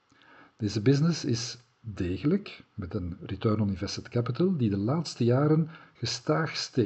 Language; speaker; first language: Dutch; native; Dutch